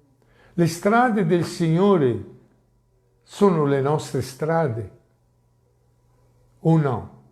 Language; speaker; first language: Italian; non-native, fluent; Portuguese